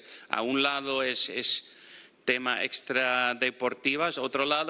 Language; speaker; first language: Spanish; non-native, fluent; Dutch